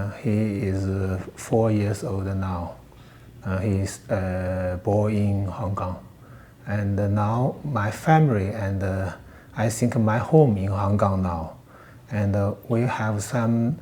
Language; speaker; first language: English; non-native, learner; Chinese